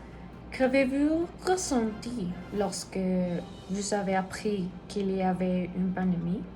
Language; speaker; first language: French; non-native, learner; Spanish